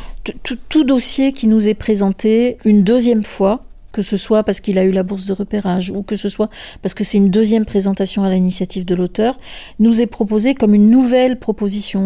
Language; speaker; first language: French; native; French